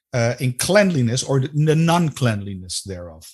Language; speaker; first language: English; non-native, fluent; Dutch